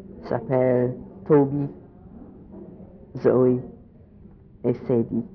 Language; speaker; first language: French; non-native, learner; English